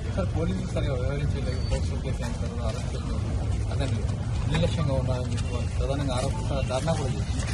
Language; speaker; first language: Telugu; native; Telugu